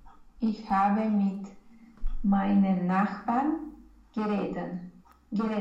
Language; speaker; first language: German; non-native, learner; Romanian